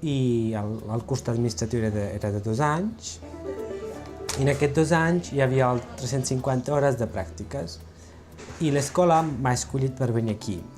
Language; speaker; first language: Catalan; early bilingual, other home language; Georgian